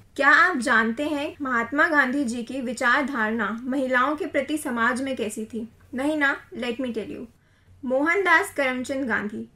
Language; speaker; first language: Hindi; native; Hindi